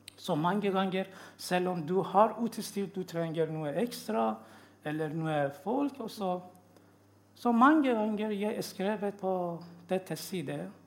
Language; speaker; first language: Norwegian; non-native, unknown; Persian